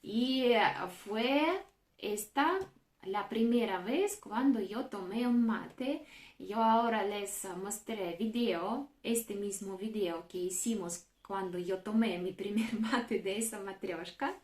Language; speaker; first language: Spanish; non-native, fluent; Russian